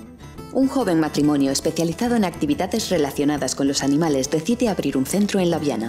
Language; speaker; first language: Spanish; native; Spanish